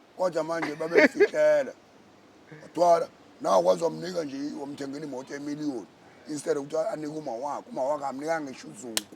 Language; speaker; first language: Zulu; native; Zulu